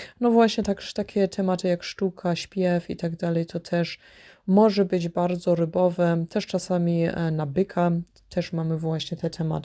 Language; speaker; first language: Polish; early bilingual, heritage; Polish